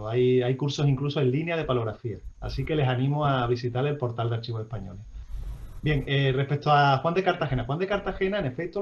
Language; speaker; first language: Spanish; native; Spanish